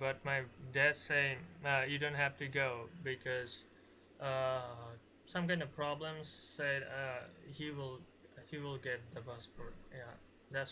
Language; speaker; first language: English; non-native, learner; Bangla